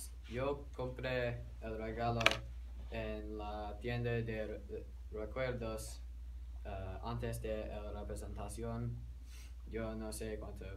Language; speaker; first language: Spanish; non-native, learner; English